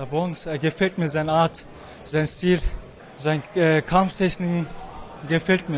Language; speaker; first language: German; non-native, local second language; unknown